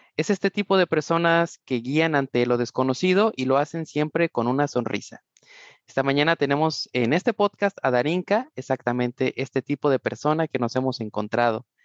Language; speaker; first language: Spanish; native; Spanish